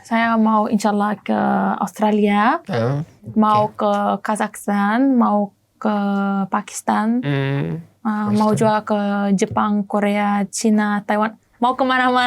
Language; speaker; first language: Indonesian; non-native, learner; German